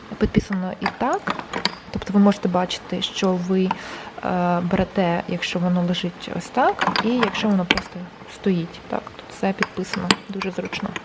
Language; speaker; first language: Ukrainian; non-native, local second language; Russian